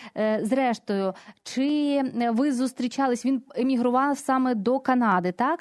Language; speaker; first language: Ukrainian; native; Ukrainian